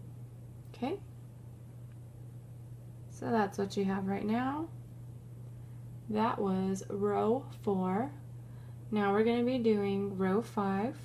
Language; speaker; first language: English; native; English